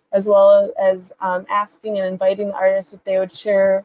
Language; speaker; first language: English; native; English